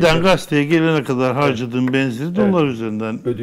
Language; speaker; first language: Turkish; native; Turkish